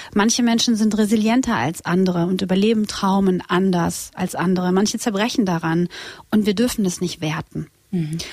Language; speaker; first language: German; early bilingual, other home language; Croatian